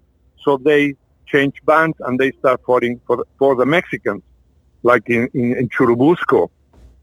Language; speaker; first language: English; non-native, fluent; French